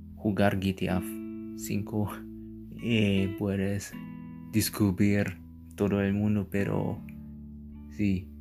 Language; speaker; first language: Spanish; non-native, learner; German